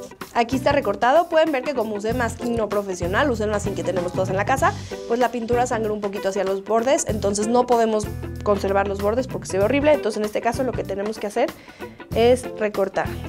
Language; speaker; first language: Spanish; native; Spanish